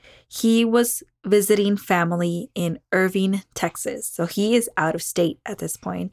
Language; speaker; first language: English; early bilingual, other home language; Spanish